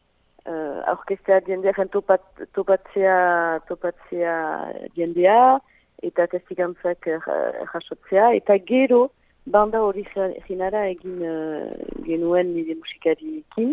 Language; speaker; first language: Basque; non-native, local second language; French